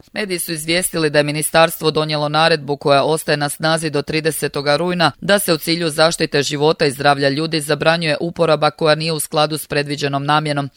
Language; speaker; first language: Croatian; native; Croatian